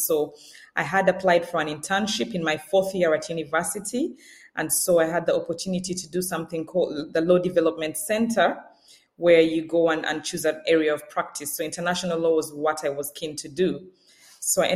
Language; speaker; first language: English; non-native, local second language; Ganda